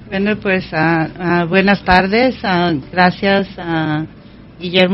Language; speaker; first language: Spanish; native; Spanish